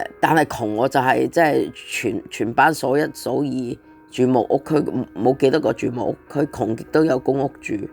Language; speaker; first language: Cantonese; early bilingual, other home language; Chinese